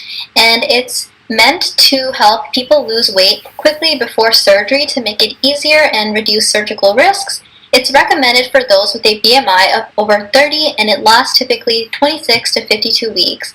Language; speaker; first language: English; native; English